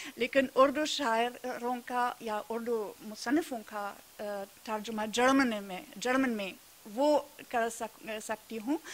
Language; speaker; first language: Urdu; non-native, fluent; German